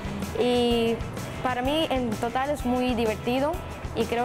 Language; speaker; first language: Spanish; early bilingual, heritage; Spanish